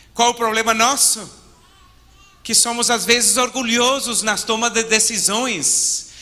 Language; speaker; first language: Portuguese; non-native, fluent; English